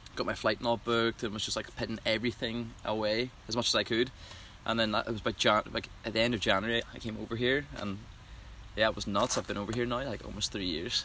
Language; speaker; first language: English; native; English